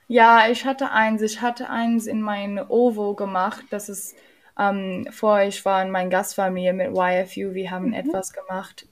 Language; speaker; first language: German; non-native, learner; English